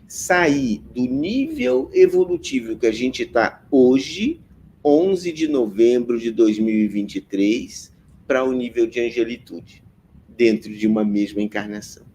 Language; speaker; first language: Portuguese; native; Portuguese